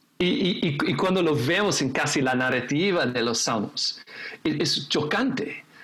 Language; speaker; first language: Spanish; non-native, fluent; English